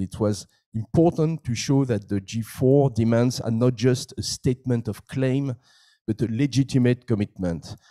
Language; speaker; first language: English; non-native, fluent; French